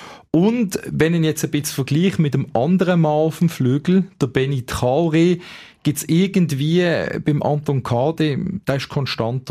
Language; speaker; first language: German; native; German